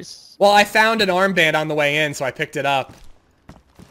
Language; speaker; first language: English; native; English